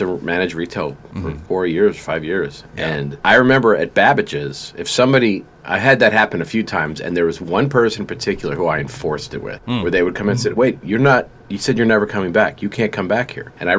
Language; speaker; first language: English; native; English